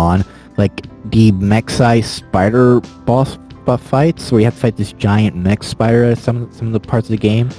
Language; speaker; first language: English; native; English